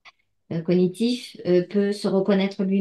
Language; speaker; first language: French; native; French